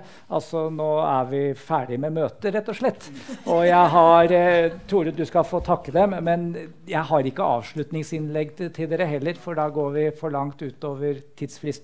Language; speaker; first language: Norwegian; native; Norwegian